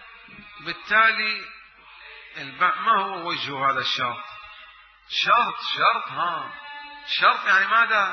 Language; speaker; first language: Arabic; native; Arabic